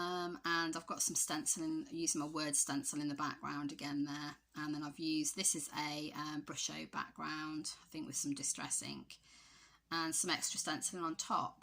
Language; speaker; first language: English; native; English